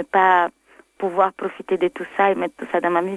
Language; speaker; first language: French; non-native, fluent; Portuguese